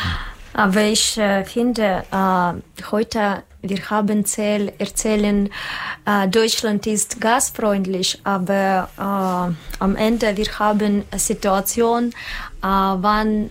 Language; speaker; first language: German; non-native, learner; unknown